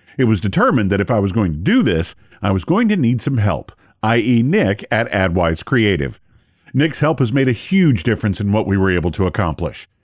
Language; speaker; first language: English; native; English